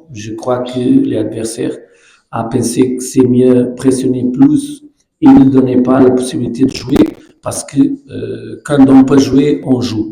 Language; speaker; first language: French; non-native, learner; Portuguese